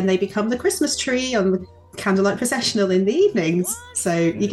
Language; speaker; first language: English; native; English